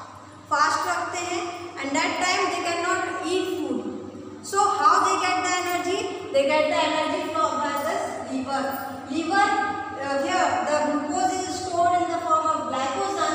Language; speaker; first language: English; non-native, local second language; Hindi